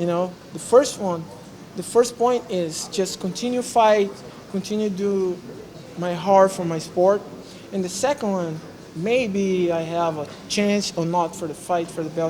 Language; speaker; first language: English; non-native, learner; Portuguese